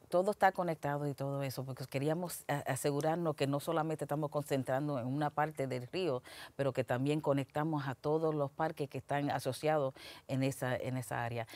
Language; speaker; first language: Spanish; early bilingual, heritage; Spanish